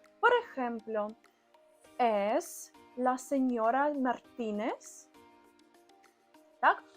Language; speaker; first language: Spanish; non-native, fluent; Ukrainian